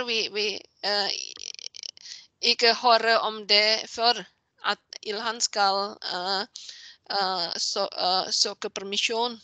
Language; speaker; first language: Norwegian; non-native, learner; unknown